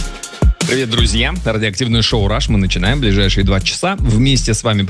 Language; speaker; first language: Russian; native; Russian